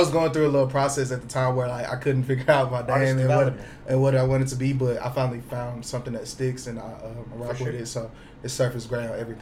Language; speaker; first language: English; native; English